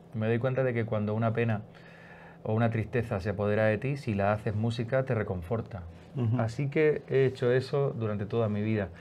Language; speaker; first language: Spanish; native; Spanish